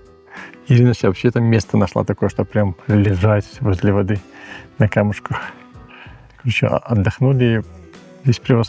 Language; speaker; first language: Russian; native; Russian